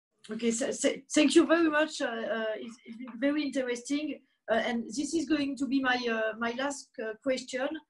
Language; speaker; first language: English; non-native, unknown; French